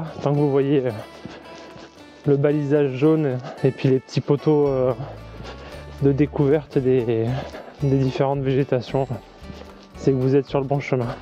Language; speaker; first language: French; native; French